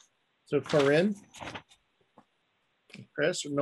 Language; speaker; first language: English; native; English